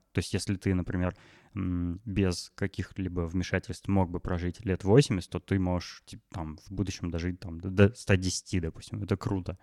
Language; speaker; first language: Russian; native; Russian